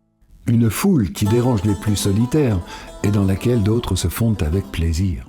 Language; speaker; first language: French; native; French